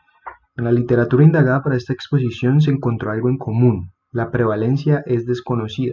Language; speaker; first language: Spanish; native; Spanish